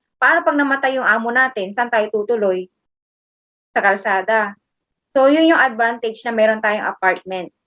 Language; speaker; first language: Filipino; native; Filipino